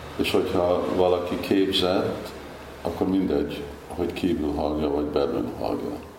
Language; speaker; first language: Hungarian; early bilingual, heritage; Hungarian